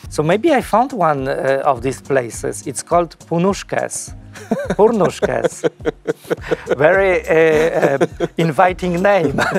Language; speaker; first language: English; non-native, fluent; Polish